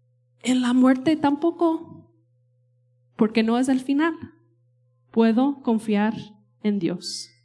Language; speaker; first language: Spanish; non-native, fluent; English